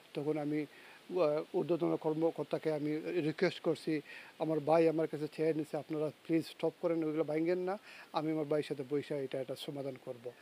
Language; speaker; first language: Bangla; native; Bangla